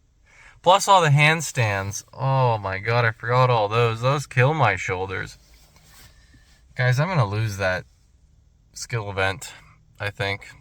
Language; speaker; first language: English; native; English